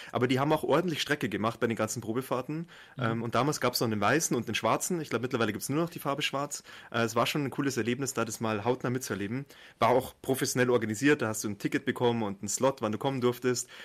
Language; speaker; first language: German; native; German